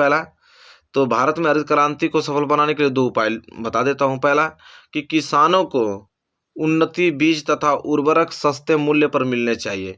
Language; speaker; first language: Hindi; native; Hindi